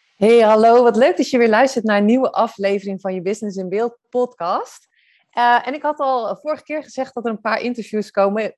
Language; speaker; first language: Dutch; native; Dutch